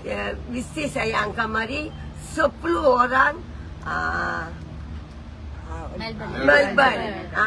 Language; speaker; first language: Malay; non-native, local second language; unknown